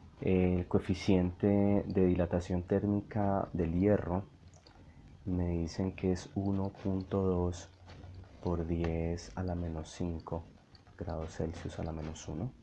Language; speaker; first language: Spanish; native; Spanish